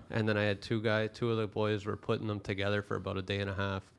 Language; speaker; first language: English; native; English